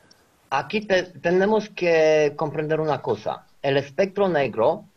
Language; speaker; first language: Spanish; non-native, fluent; Romanian